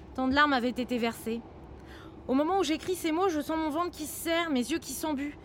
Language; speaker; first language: French; native; French